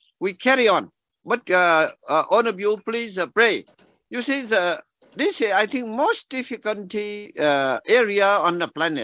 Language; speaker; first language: English; non-native, learner; Vietnamese